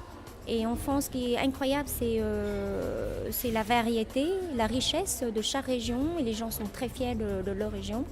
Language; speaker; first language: French; non-native, fluent; Vietnamese